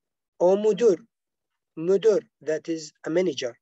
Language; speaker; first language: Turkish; non-native, fluent; Arabic